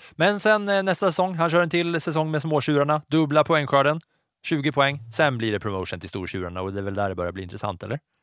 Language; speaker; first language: Swedish; native; Swedish